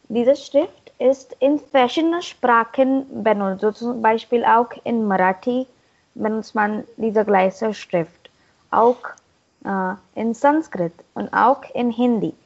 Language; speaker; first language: German; non-native, learner; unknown